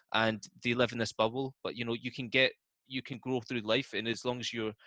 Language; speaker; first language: English; native; English